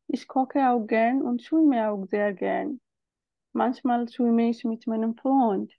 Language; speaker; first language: German; non-native, fluent; Bangla